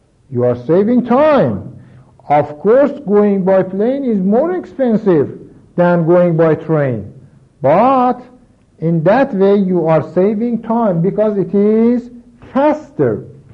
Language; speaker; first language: English; non-native, fluent; Persian